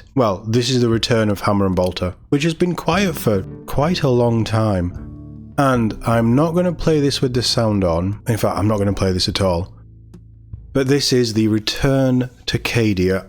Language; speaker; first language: English; native; English